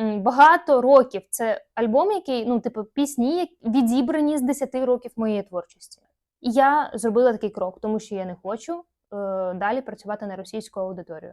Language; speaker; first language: Ukrainian; non-native, local second language; Russian